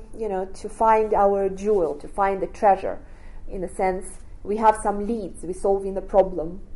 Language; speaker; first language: English; non-native, fluent; Russian